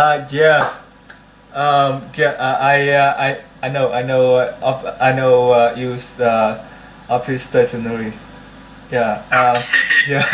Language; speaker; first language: English; non-native, learner; Vietnamese